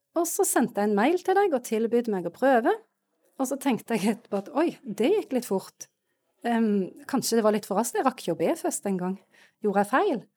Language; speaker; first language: Norwegian; native; Norwegian